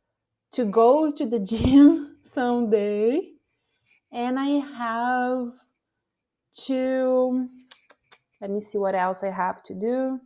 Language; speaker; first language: English; non-native, fluent; Portuguese